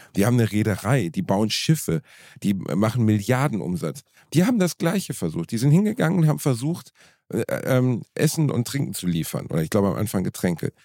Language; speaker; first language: German; native; German